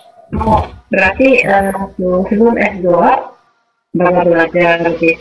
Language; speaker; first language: Indonesian; non-native, fluent; Japanese